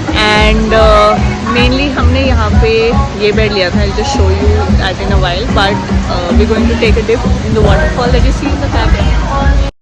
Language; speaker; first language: English; non-native, local second language; Hindi